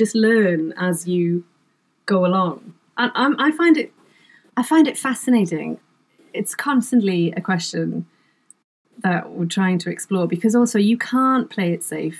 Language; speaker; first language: English; non-native, local second language; Welsh